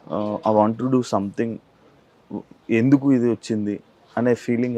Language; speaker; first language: Telugu; native; Telugu